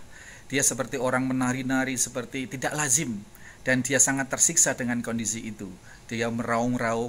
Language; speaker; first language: Indonesian; native; Indonesian